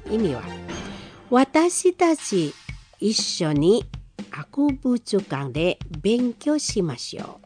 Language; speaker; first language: Japanese; non-native, learner; Indonesian